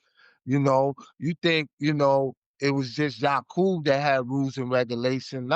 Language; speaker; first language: English; native; English